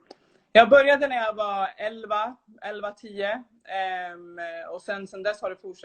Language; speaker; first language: Swedish; early bilingual, other home language; Somali